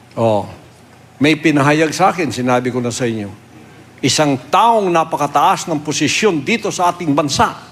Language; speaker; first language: Filipino; non-native, local second language; Cebuano